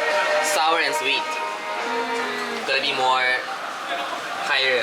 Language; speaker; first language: English; non-native, learner; Chinese